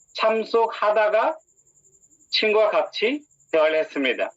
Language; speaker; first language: Korean; non-native, learner; Bangla